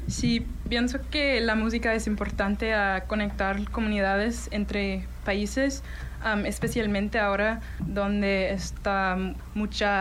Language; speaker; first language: Spanish; non-native, learner; English